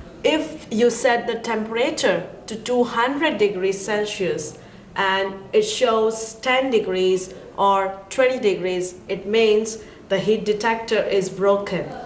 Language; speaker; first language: English; non-native, learner; Chinese